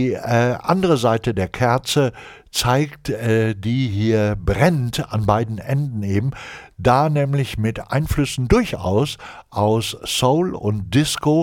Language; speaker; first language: German; native; German